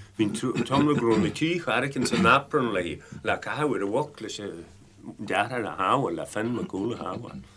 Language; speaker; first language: Irish; native; Irish